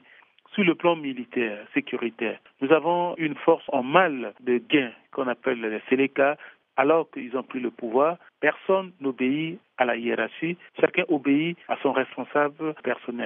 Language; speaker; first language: French; non-native, local second language; Sango